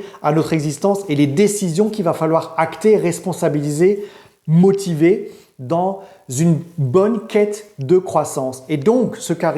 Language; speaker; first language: French; native; French